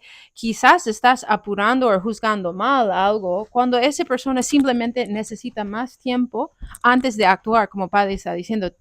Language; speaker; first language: Spanish; non-native, fluent; English